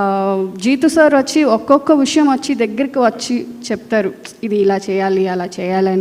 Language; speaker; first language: Telugu; non-native, fluent; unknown